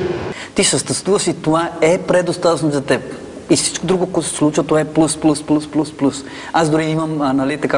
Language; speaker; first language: Bulgarian; non-native, fluent; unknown